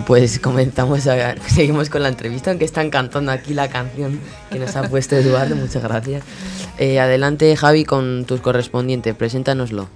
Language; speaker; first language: Spanish; native; Spanish